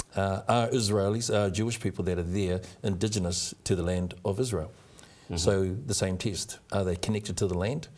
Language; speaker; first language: English; native; English